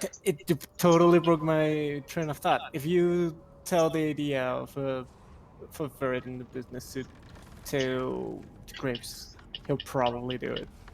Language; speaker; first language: English; native; English